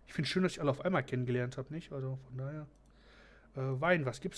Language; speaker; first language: German; native; German